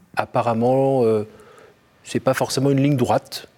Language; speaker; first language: French; native; French